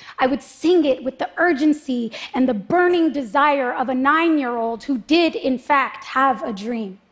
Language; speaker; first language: English; native; English